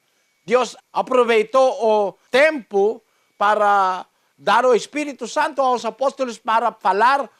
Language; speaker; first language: Portuguese; non-native, learner; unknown